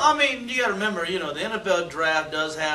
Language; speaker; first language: English; native; English